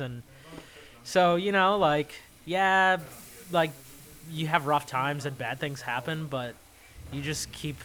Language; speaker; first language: English; native; English